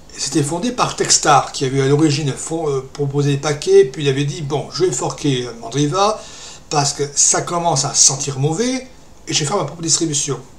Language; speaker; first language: French; native; French